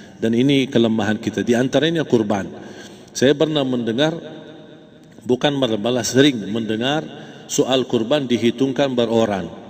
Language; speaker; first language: Malay; non-native, fluent; Arabic